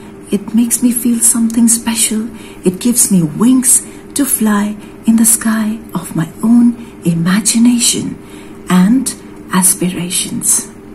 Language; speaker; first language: English; non-native, local second language; Hindi